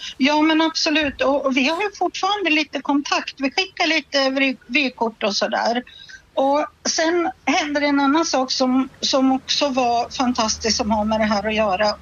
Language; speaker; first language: Swedish; native; Swedish